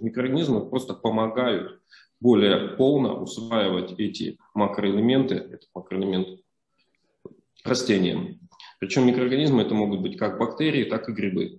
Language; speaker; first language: Russian; native; Russian